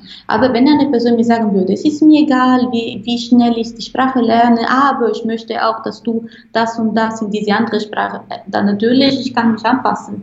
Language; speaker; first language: German; non-native, fluent; Italian